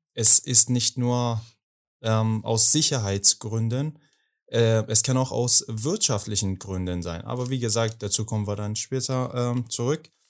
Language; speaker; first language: German; non-native, fluent; Persian